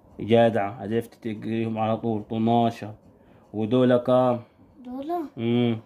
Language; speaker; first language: Arabic; native; Arabic